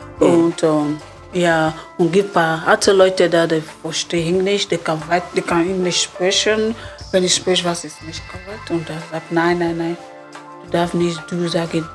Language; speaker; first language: German; non-native, learner; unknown